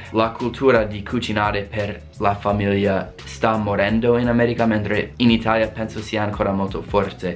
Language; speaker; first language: Italian; non-native, fluent; English